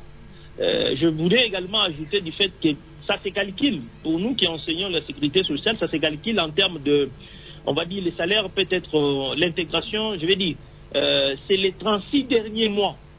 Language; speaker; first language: French; non-native, local second language; Swahili